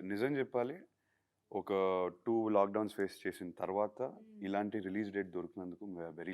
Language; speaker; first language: Telugu; non-native, fluent; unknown